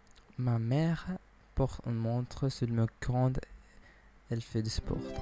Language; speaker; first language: French; non-native, learner; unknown